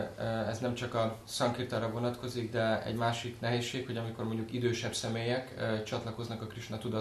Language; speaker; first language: Hungarian; native; Hungarian